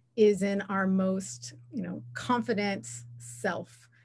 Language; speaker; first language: English; native; English